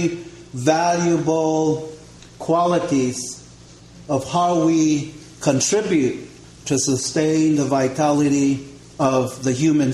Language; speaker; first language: English; non-native, local second language; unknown